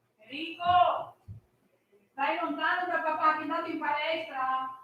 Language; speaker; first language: Italian; native; Italian